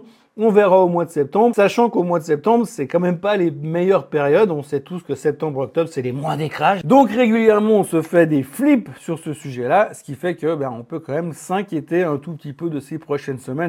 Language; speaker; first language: French; native; French